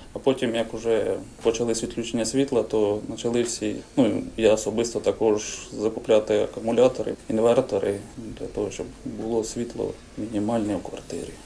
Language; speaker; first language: Ukrainian; native; Ukrainian